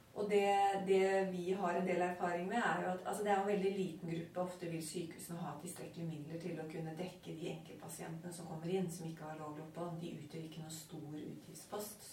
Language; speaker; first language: Norwegian; native; Norwegian